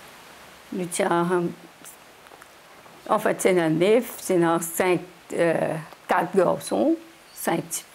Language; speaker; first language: French; non-native, learner; Morisyen